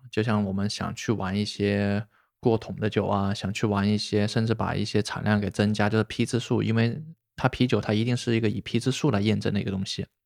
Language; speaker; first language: Chinese; native; Chinese